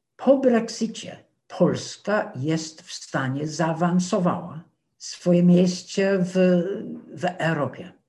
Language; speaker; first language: Polish; non-native, fluent; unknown